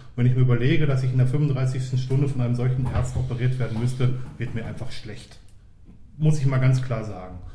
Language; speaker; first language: German; native; German